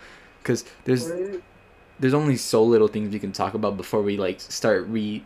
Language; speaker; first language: English; native; English